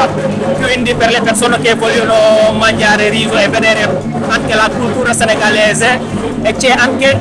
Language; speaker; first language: Italian; non-native, fluent; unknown